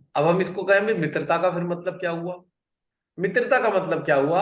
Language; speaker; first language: Hindi; native; Hindi